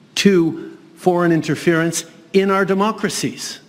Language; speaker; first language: English; early bilingual, other home language; French